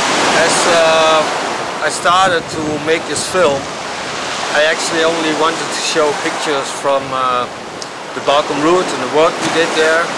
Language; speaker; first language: English; non-native, fluent; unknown